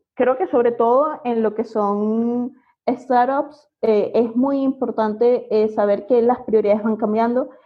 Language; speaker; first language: Spanish; native; Spanish